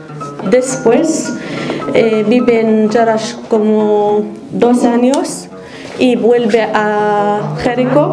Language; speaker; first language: Spanish; non-native, learner; Arabic